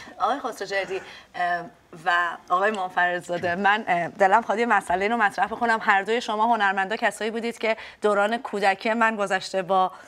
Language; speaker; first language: Persian; native; Persian